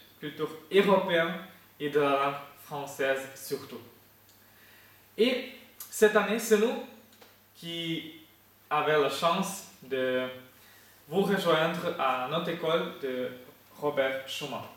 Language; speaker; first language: French; non-native, fluent; Ukrainian